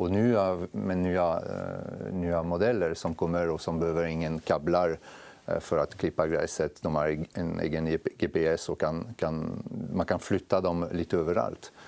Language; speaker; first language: Swedish; non-native, fluent; French